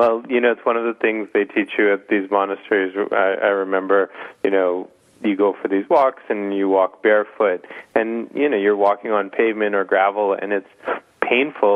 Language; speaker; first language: English; native; English